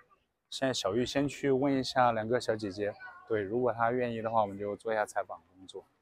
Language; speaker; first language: Chinese; native; Chinese